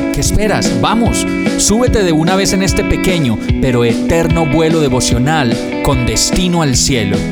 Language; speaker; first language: Spanish; native; Spanish